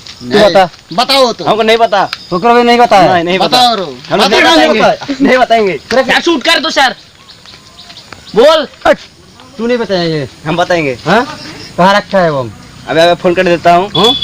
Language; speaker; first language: Hindi; non-native, local second language; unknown